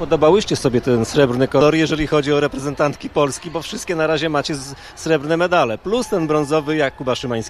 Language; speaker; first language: Polish; native; Polish